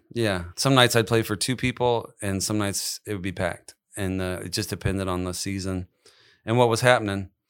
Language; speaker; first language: English; native; English